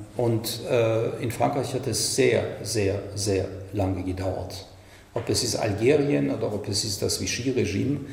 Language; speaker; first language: German; non-native, fluent; French